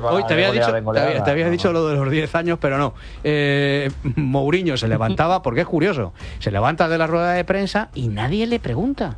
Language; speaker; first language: Spanish; native; Spanish